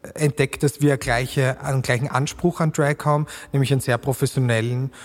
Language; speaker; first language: German; native; German